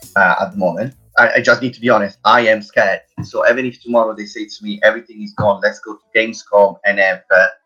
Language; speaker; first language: English; non-native, fluent; Italian